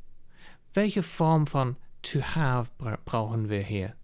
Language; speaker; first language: German; non-native, fluent; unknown